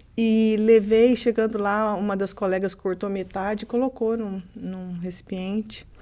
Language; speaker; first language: Portuguese; native; Portuguese